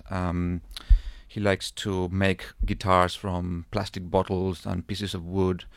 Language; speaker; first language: English; non-native, fluent; Spanish